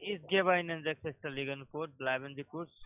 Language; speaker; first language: German; non-native, learner; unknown